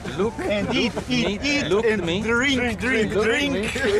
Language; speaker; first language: English; non-native, learner; Serbian